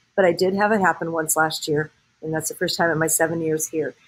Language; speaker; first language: English; native; English